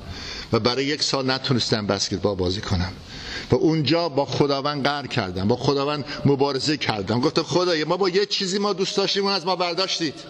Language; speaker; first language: Persian; non-native, fluent; English